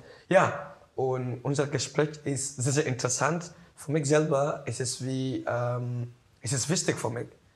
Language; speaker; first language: German; non-native, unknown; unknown